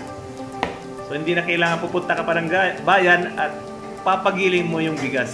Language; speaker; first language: Filipino; non-native, local second language; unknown